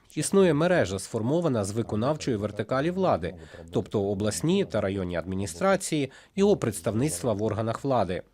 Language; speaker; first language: Ukrainian; non-native, local second language; Russian